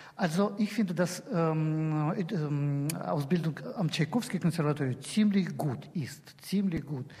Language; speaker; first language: German; non-native, learner; Russian